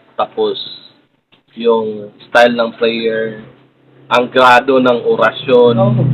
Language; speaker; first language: Filipino; non-native, local second language; Cebuano